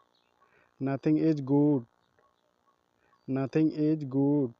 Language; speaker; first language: English; non-native, learner; Odia